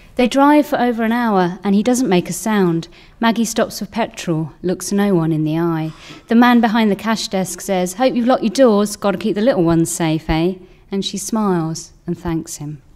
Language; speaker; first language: English; native; English